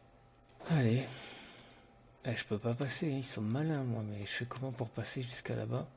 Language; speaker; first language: French; native; French